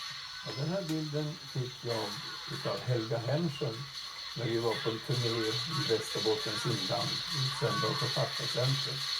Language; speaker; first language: Swedish; native; Swedish